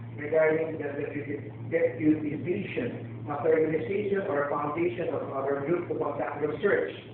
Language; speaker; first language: English; non-native, local second language; Filipino